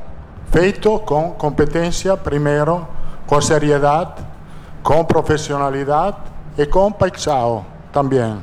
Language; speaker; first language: Portuguese; non-native, fluent; Italian